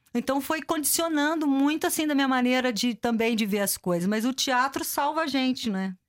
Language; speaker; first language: Portuguese; native; Portuguese